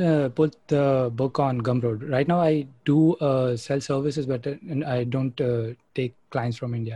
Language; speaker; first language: English; non-native, local second language; Gujarati